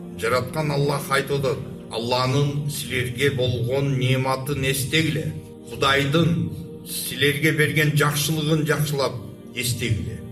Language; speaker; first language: Kyrgyz; non-native, local second language; Uzbek